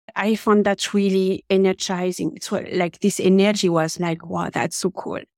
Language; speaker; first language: English; non-native, fluent; French